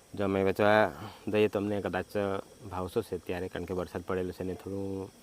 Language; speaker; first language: Gujarati; non-native, local second language; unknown